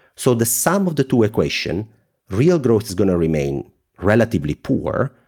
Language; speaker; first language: English; non-native, fluent; Italian